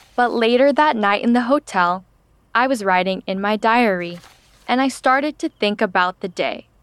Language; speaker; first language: English; native; English